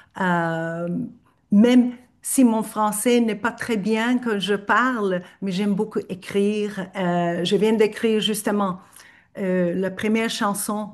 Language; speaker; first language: French; non-native, fluent; Turkish